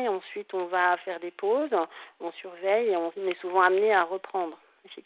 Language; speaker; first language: French; native; French